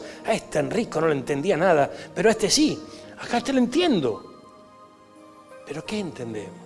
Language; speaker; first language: Spanish; native; Spanish